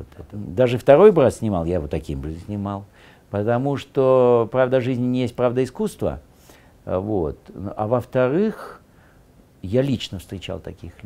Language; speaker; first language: Russian; native; Russian